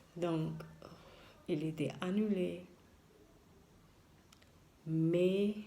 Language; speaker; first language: French; non-native, learner; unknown